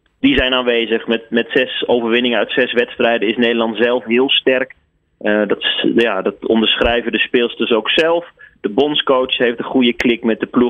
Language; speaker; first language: Dutch; native; Dutch